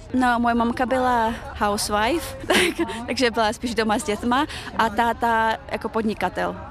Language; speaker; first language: Czech; early bilingual, other home language; Chechen